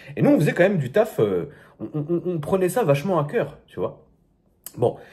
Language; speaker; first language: French; native; French